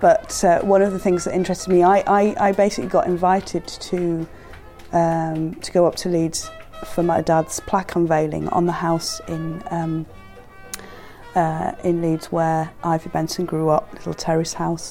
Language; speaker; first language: English; native; English